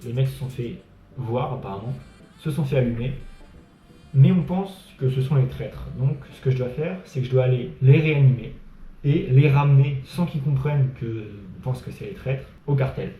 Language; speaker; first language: French; native; French